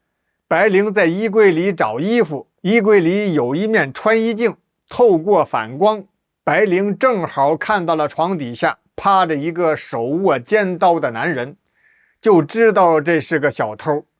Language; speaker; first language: Chinese; native; Chinese